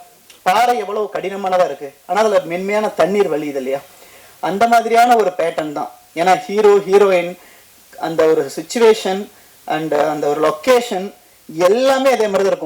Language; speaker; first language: Tamil; native; Tamil